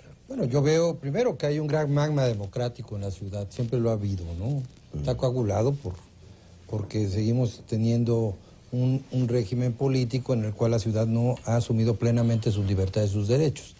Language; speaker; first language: Spanish; native; Spanish